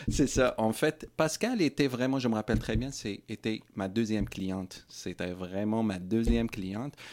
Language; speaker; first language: French; non-native, local second language; Arabic